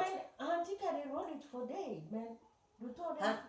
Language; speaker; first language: Swedish; non-native, fluent; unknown